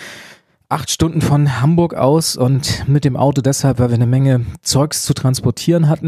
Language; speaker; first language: German; native; German